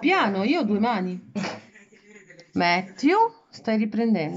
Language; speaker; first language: Italian; native; Italian